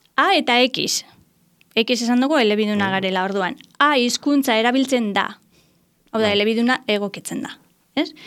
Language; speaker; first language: Basque; native; Basque